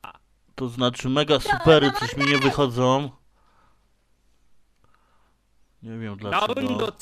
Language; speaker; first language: Polish; native; Polish